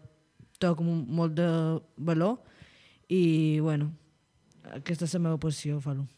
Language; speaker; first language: Catalan; non-native, local second language; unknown